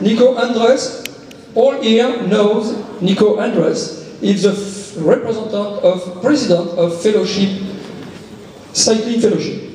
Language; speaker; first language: English; non-native, learner; French